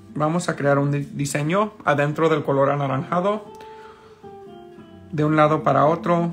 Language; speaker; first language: Spanish; early bilingual, heritage; Spanish